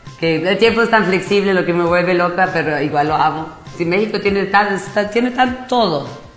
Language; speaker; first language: Spanish; non-native, fluent; German